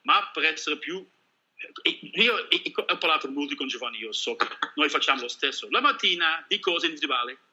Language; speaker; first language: Italian; non-native, learner; Dutch